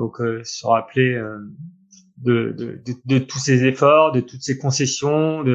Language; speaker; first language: French; native; French